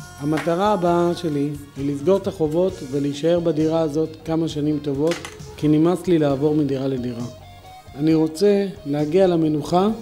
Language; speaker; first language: Hebrew; native; Hebrew